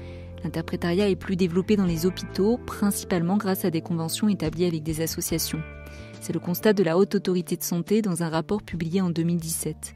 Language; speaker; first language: French; native; French